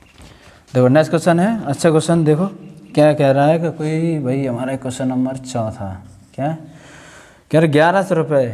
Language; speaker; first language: Hindi; native; Hindi